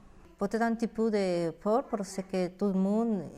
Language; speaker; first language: French; non-native, learner; Spanish